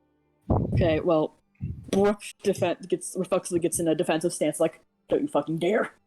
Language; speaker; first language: English; native; English